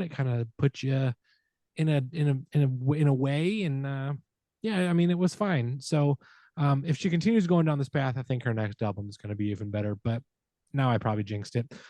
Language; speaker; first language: English; native; English